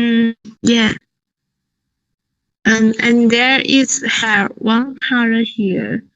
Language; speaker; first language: English; non-native, learner; Thai